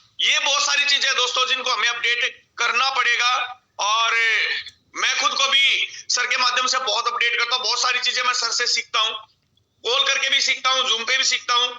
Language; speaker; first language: Hindi; native; Hindi